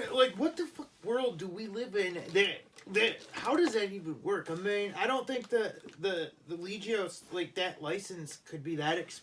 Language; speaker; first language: English; native; English